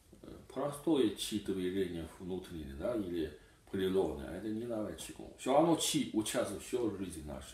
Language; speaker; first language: Russian; non-native, learner; Chinese